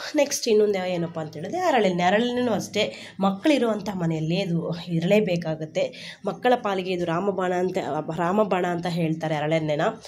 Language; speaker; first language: Kannada; non-native, local second language; Telugu